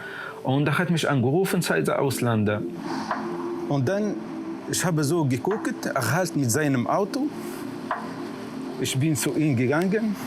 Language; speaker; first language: German; non-native, learner; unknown